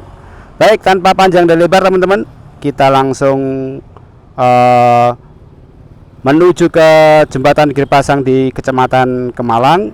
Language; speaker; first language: Indonesian; non-native, local second language; Javanese